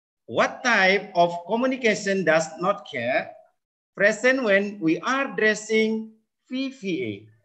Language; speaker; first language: English; non-native, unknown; Indonesian